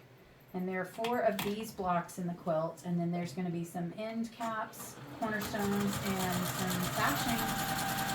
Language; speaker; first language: English; native; English